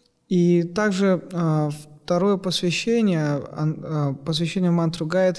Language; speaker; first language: Russian; native; Russian